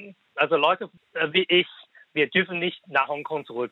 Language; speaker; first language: German; non-native, fluent; Cantonese